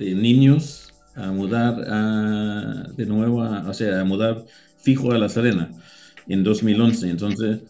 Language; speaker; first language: Spanish; non-native, learner; Danish